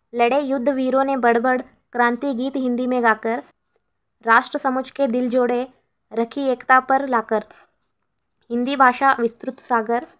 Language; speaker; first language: Hindi; non-native, local second language; Kannada